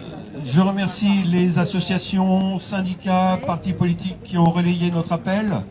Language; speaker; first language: French; native; French